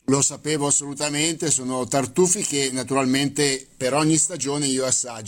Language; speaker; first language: Italian; native; Italian